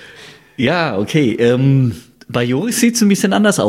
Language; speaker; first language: German; native; German